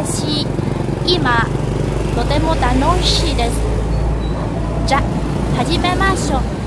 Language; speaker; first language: Japanese; non-native, learner; Vietnamese